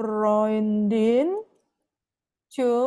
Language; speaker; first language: German; non-native, fluent; Indonesian